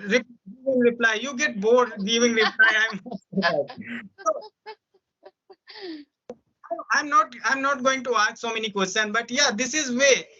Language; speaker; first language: English; non-native, local second language; Hindi